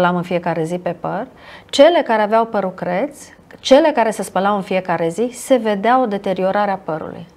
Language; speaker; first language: Romanian; non-native, fluent; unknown